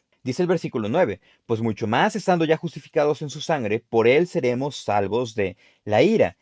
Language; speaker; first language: Spanish; native; Spanish